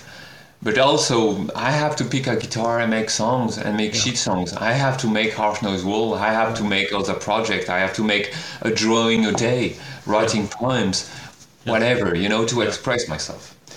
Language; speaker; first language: English; non-native, fluent; French